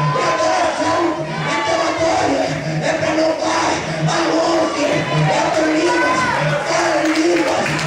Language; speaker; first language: Portuguese; non-native, fluent; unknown